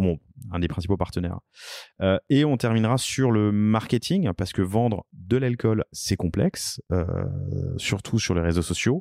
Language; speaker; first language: French; native; French